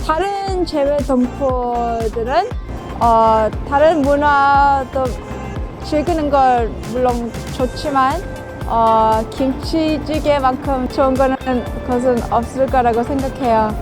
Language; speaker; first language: Korean; early bilingual, heritage; English